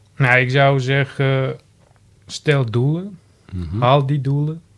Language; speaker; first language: Dutch; non-native, fluent; Armenian